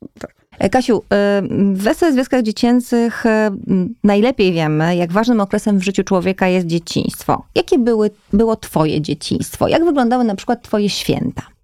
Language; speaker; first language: Polish; native; Polish